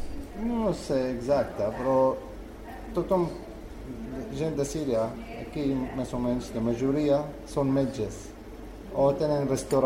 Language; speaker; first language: Catalan; non-native, learner; Arabic